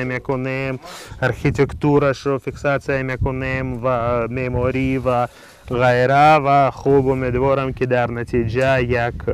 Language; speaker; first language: Persian; non-native, fluent; Russian